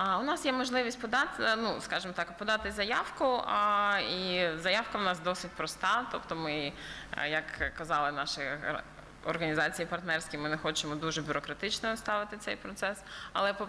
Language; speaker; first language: Ukrainian; early bilingual, heritage; Ukrainian